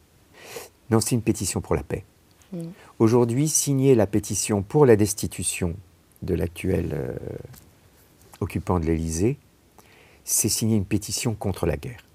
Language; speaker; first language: French; native; French